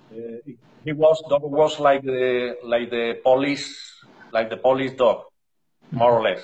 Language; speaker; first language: English; non-native, learner; Spanish